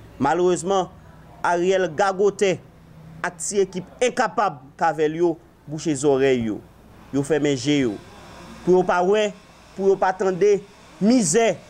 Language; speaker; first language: Haitian Creole; native; Haitian Creole